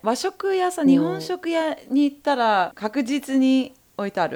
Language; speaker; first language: Japanese; early bilingual, heritage; Japanese